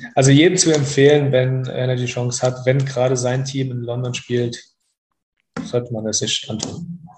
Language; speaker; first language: German; native; German